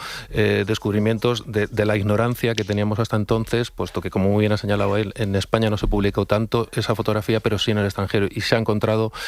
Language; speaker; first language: Spanish; native; Spanish